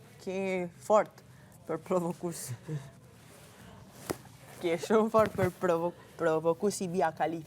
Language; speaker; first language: Albanian; early bilingual, heritage; Italian